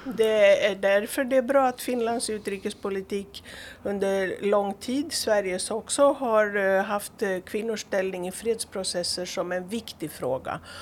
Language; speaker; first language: Swedish; non-native, fluent; Greek